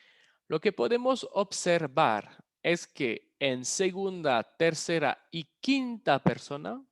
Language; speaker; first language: Spanish; non-native, fluent; French